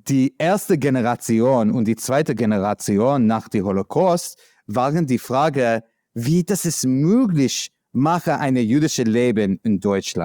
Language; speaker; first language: German; non-native, learner; English